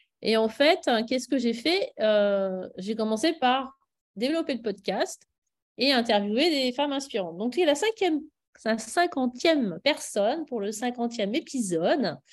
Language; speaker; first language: French; native; French